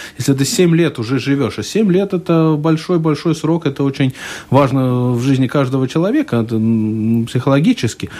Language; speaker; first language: Russian; non-native, local second language; Latvian